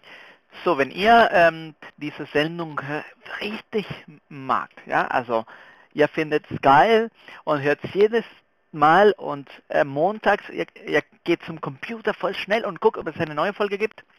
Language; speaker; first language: German; non-native, fluent; Spanish